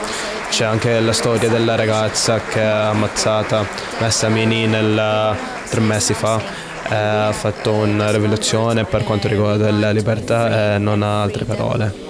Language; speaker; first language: Italian; non-native, fluent; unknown